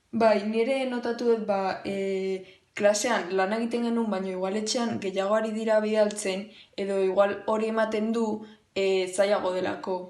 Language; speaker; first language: Basque; non-native, local second language; Spanish